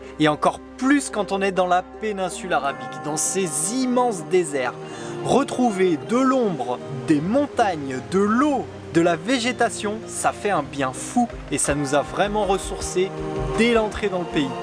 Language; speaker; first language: French; native; French